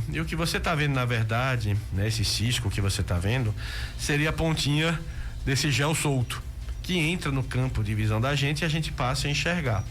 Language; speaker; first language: Portuguese; native; Portuguese